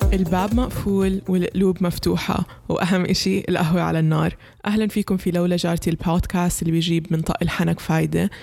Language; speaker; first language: Arabic; early bilingual, heritage; Arabic